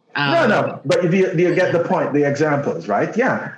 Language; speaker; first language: English; non-native, local second language; Jamaican Creole English